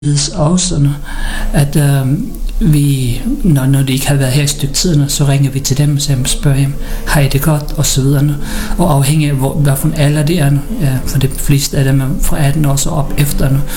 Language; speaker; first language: Danish; non-native, fluent; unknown